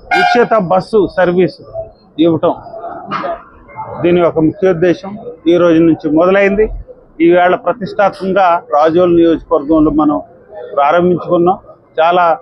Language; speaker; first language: Telugu; native; Telugu